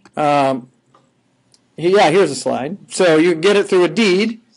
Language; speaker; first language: English; native; English